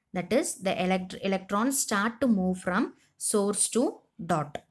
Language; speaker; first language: English; non-native, local second language; Tamil